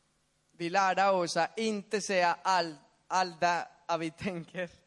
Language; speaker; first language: Swedish; non-native, fluent; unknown